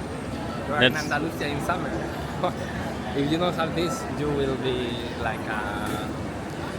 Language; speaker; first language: English; non-native, fluent; Spanish